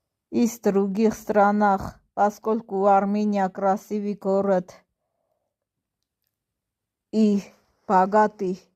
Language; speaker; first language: Russian; non-native, learner; Armenian